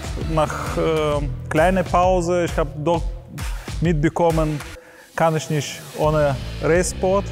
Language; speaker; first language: German; non-native, learner; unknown